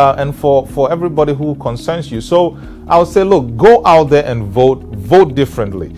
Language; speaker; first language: English; non-native, local second language; Ewe